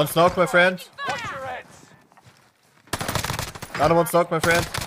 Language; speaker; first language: English; non-native, learner; German